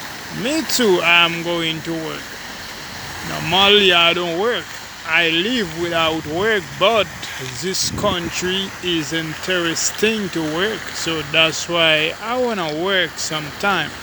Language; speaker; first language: English; non-native, learner; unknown